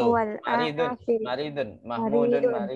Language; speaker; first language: Arabic; non-native, fluent; Indonesian